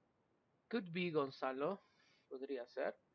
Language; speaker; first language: Spanish; native; Spanish